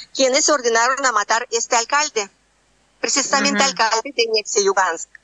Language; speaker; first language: Spanish; non-native, fluent; Russian